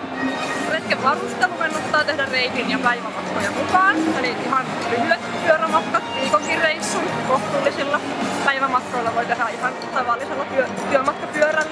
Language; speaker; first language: Finnish; native; Finnish